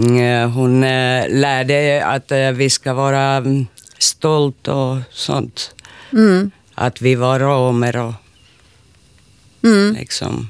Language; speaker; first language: Swedish; non-native, local second language; Finnish